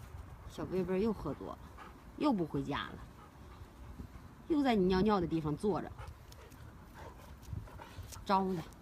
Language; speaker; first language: Chinese; native; Chinese